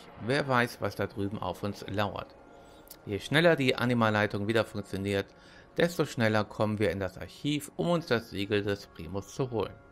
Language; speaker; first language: German; native; German